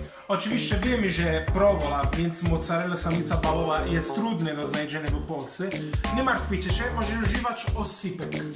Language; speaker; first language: Polish; non-native, learner; Italian